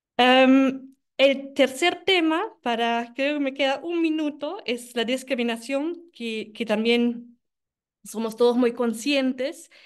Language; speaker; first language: Spanish; non-native, fluent; German